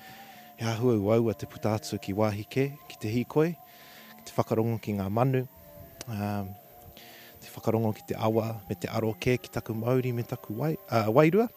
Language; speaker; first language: Māori; non-native, local second language; English